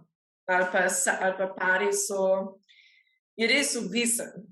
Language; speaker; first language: Slovenian; early bilingual, heritage; Slovenian